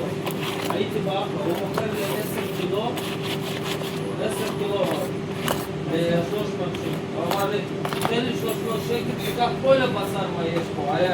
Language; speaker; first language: Hebrew; non-native, learner; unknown